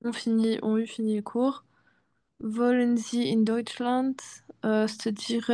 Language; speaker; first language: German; non-native, learner; French